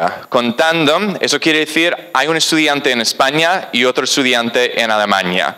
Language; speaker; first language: Spanish; non-native, fluent; English